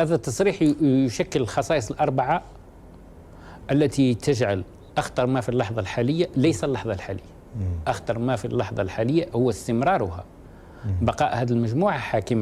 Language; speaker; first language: Arabic; native; Arabic